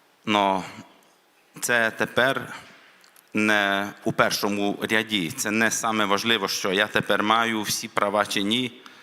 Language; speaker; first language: Ukrainian; non-native, local second language; Hungarian